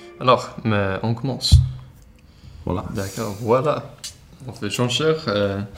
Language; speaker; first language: French; non-native, learner; Swedish